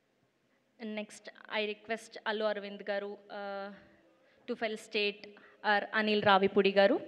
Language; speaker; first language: Telugu; native; Telugu